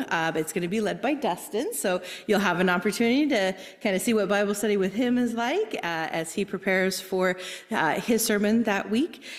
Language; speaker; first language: English; native; English